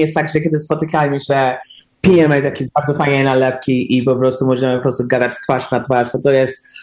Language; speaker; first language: Polish; early bilingual, heritage; English